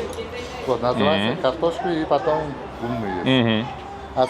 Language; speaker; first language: Russian; non-native, local second language; Uzbek